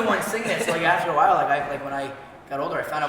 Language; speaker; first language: English; native; English